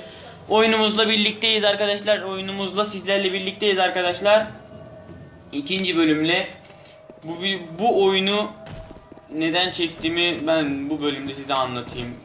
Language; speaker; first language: Turkish; native; Turkish